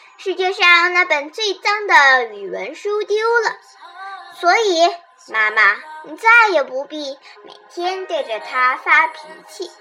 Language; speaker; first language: Chinese; native; Chinese